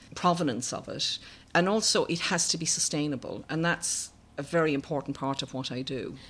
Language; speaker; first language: English; native; English